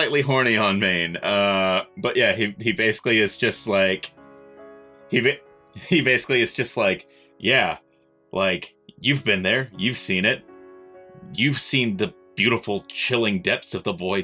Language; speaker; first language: English; native; English